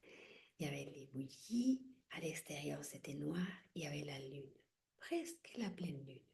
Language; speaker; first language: French; non-native, fluent; Spanish